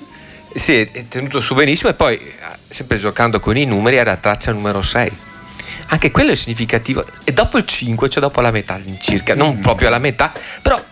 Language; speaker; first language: Italian; native; Italian